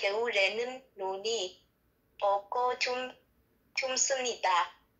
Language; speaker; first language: Korean; non-native, learner; Vietnamese